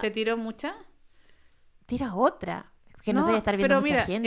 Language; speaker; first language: Spanish; native; Spanish